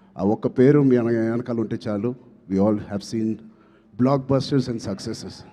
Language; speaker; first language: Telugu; native; Telugu